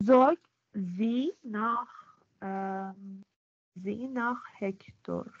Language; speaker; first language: German; non-native, learner; Persian